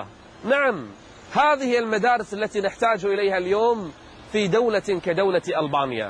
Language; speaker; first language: Arabic; native; Arabic